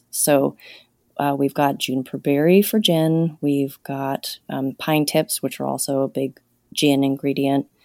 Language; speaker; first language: English; native; English